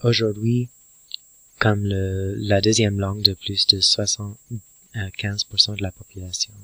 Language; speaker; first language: French; non-native, learner; English